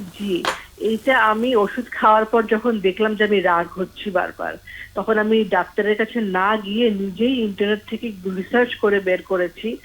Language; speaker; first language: Bangla; native; Bangla